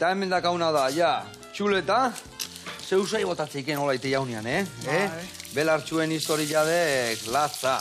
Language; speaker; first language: Basque; native; Basque